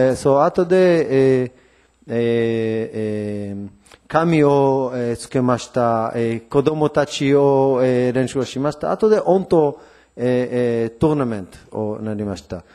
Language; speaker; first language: Japanese; non-native, learner; Hebrew